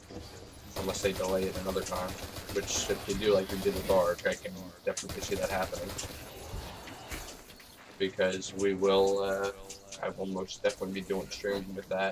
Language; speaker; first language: English; native; English